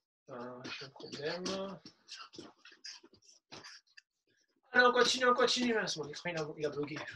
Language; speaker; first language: French; native; French